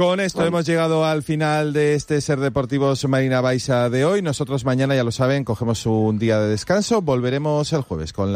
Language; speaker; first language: Spanish; native; Spanish